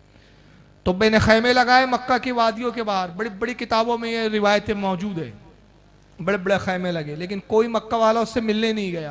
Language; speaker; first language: Urdu; native; Urdu